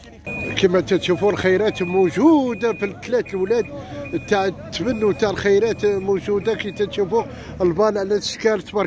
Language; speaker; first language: Arabic; native; Arabic